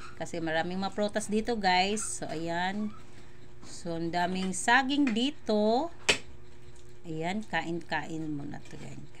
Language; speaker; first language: Filipino; non-native, local second language; Cebuano